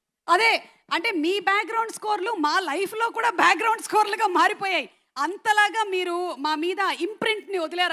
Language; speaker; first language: Telugu; native; Telugu